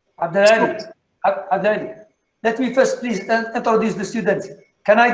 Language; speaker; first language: English; non-native, fluent; Arabic